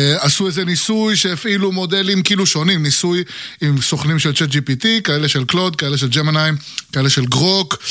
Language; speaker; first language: Hebrew; native; Hebrew